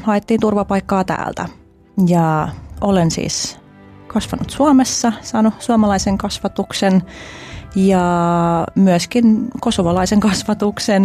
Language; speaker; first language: Finnish; early bilingual, other home language; Albanian